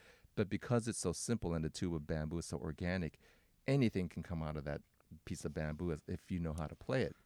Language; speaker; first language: English; native; English